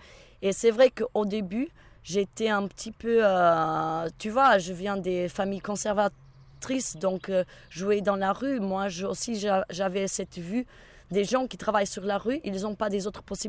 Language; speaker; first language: French; non-native, fluent; Portuguese